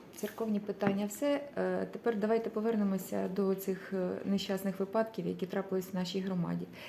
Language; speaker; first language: Ukrainian; native; Ukrainian